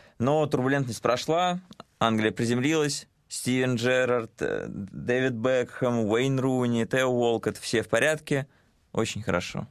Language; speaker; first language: Russian; native; Russian